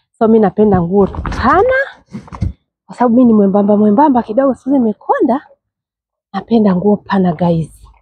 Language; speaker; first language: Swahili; native; Swahili